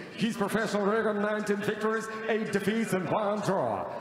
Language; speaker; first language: English; non-native, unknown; Russian